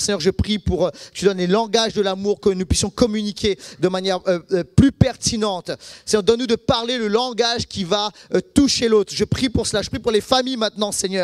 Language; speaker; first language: French; native; French